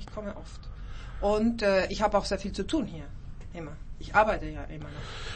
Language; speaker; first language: German; early bilingual, heritage; German